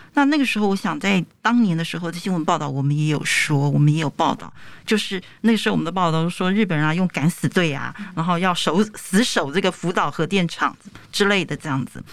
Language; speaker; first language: Chinese; native; Chinese